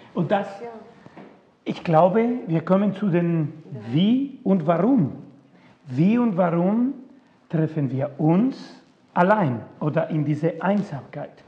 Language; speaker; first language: German; non-native, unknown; Spanish